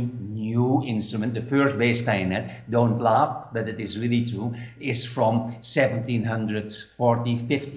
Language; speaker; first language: English; non-native, fluent; Dutch